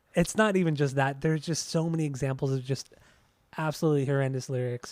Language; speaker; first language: English; native; English